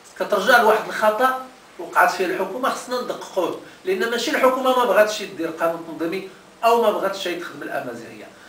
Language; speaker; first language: Arabic; non-native, local second language; Tachelhit